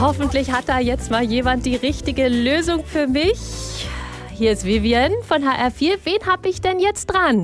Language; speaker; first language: German; native; German